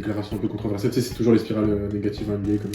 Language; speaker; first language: French; native; French